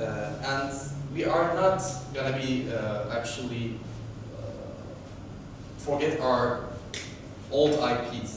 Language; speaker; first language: English; non-native, learner; Turkish